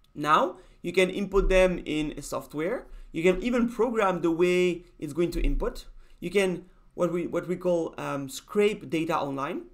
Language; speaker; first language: English; non-native, fluent; Spanish